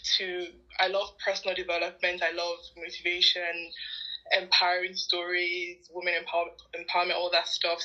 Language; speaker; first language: English; non-native, local second language; Yoruba